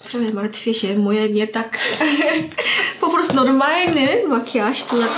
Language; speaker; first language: Polish; non-native, learner; Korean